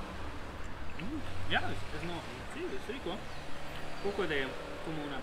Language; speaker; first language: Spanish; non-native, learner; German